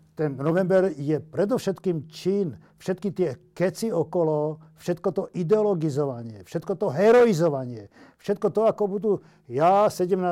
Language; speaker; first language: Slovak; native; Slovak